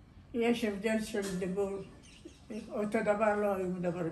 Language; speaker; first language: Hebrew; non-native, learner; Aramaic